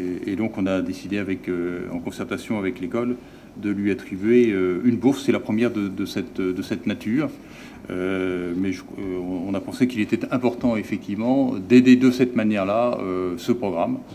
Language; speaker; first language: French; native; French